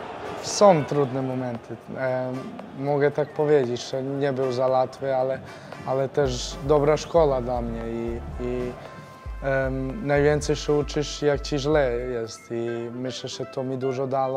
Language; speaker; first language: Polish; non-native, fluent; Serbian